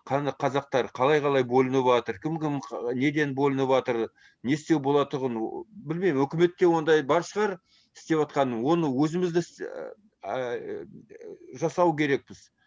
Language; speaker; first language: Kazakh; early bilingual, heritage; Kazakh